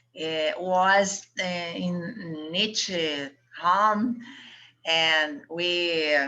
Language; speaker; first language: English; non-native, learner; Portuguese